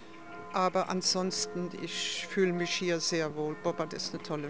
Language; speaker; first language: German; native; German